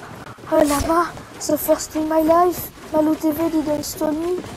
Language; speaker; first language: English; non-native, learner; French